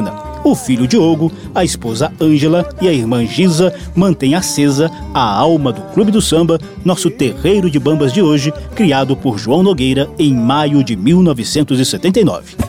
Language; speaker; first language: Portuguese; native; Portuguese